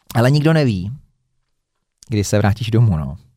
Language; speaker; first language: Czech; native; Czech